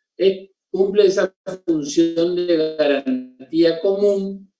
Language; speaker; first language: Spanish; native; Spanish